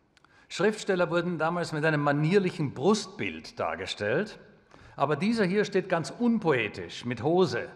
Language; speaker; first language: German; native; German